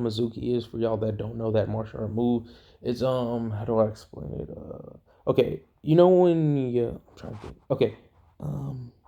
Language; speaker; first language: English; native; English